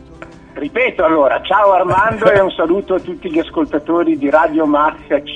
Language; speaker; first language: Italian; native; Italian